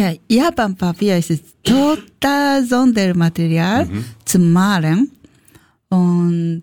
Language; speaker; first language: German; non-native, learner; Japanese